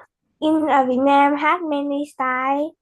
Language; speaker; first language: English; non-native, learner; Vietnamese